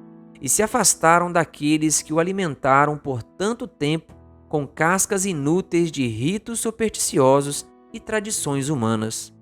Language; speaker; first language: Portuguese; native; Portuguese